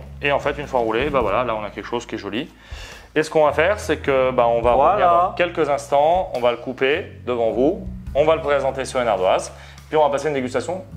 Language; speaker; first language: French; native; French